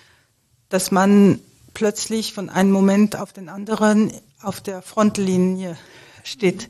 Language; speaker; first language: German; non-native, fluent; French